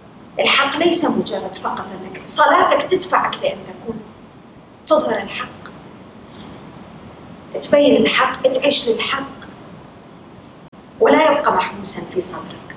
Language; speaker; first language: Arabic; native; Arabic